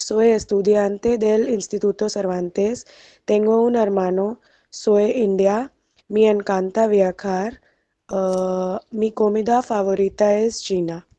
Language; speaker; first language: Spanish; non-native, learner; Hindi